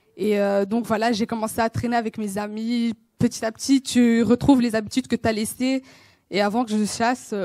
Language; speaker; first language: French; non-native, local second language; Kinyarwanda